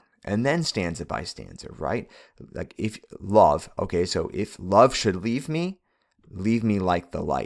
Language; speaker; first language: English; native; English